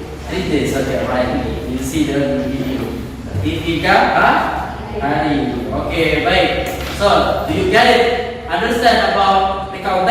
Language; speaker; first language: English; non-native, learner; Indonesian